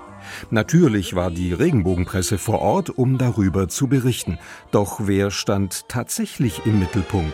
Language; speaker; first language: German; native; German